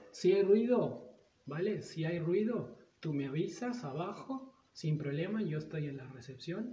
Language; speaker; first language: Spanish; native; Spanish